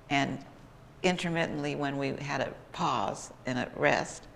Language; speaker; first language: English; native; English